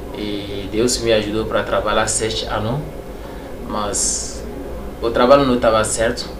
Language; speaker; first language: Portuguese; non-native, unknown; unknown